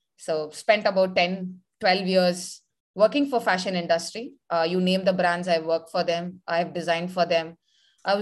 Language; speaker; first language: English; non-native, local second language; Tamil